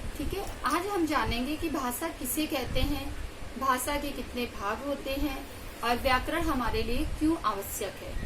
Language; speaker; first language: Hindi; native; Hindi